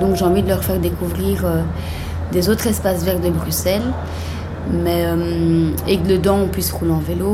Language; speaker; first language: French; native; French